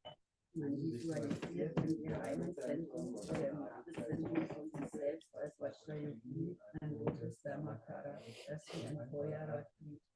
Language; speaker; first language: German; native; German